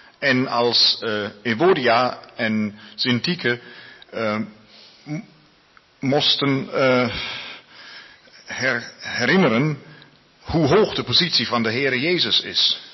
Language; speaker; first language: Dutch; non-native, learner; Spanish